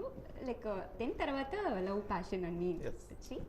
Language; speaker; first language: Telugu; non-native, learner; Tamil